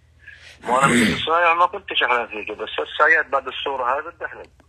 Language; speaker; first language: Arabic; native; Arabic